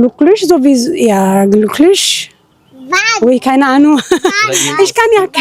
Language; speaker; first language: German; non-native, learner; Tigrinya